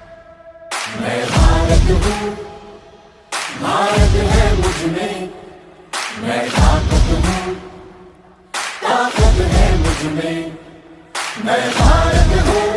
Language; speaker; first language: Hindi; non-native, local second language; Telugu